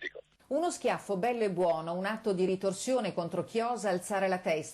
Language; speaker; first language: Italian; native; Italian